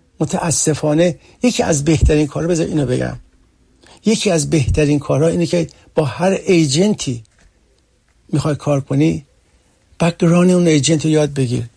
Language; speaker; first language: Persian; early bilingual, heritage; Persian